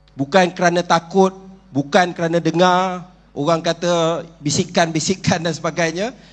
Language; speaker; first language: Malay; native; Malay